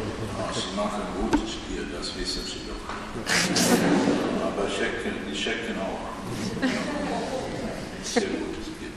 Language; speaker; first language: German; non-native, learner; Swedish